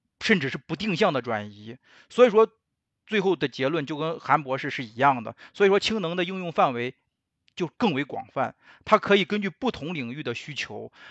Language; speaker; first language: Chinese; native; Chinese